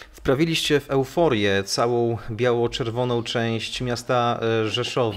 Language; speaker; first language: Polish; native; Polish